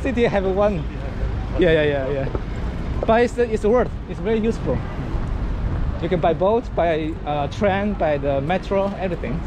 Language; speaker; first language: English; non-native, learner; Chinese